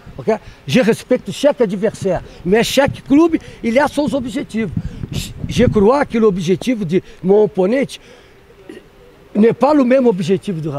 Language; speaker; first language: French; non-native, learner; Portuguese